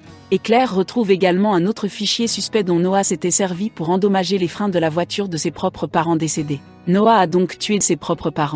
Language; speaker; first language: French; non-native, local second language; Haitian Creole